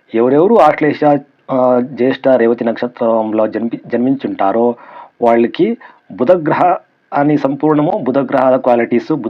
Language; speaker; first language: Telugu; non-native, local second language; Kannada